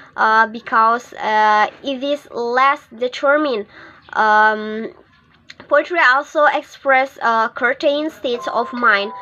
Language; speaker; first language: English; non-native, learner; Indonesian